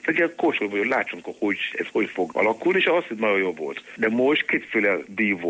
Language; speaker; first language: Hungarian; non-native, learner; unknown